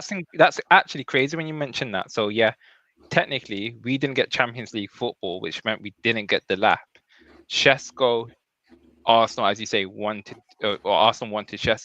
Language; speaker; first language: English; native; English